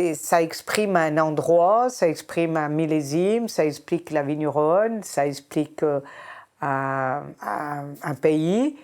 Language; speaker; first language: French; native; French